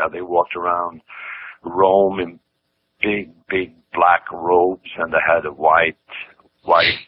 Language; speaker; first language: English; non-native, fluent; Swedish